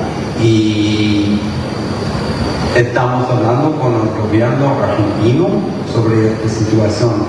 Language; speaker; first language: Spanish; non-native, fluent; English